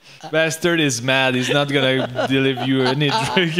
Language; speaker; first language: English; non-native, learner; French